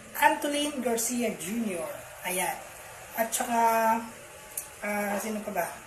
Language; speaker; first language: Filipino; non-native, local second language; Bikol